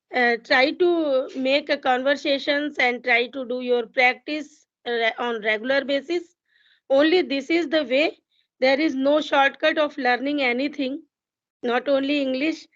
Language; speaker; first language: English; non-native, local second language; Hindi